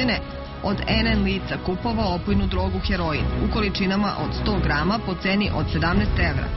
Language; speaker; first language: Serbian; native; Serbian